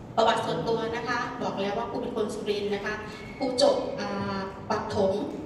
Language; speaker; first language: Thai; non-native, local second language; Northeastern Thai